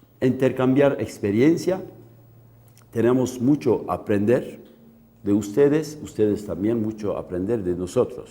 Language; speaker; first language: Spanish; non-native, local second language; Kurdish